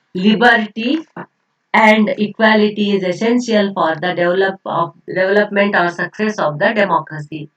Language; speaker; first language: English; non-native, local second language; Kannada